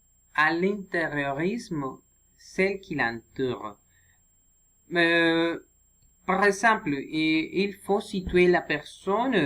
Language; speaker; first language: French; non-native, learner; Spanish